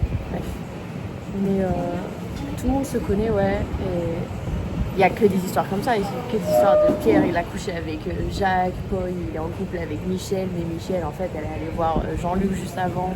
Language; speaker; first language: French; native; French